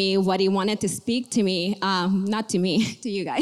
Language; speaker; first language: English; native; English